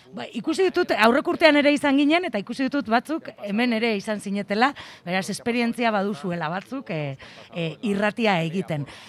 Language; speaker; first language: Basque; native; Basque